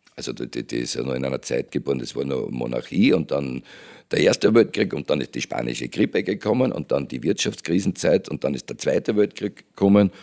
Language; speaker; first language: German; native; German